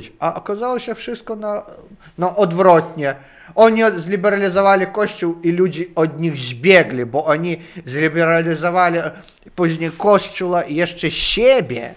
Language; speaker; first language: Polish; non-native, learner; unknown